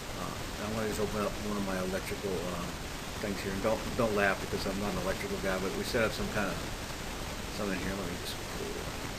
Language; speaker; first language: English; native; English